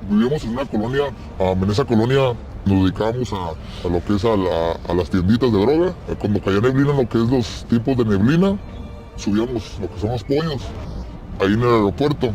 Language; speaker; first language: Spanish; native; Spanish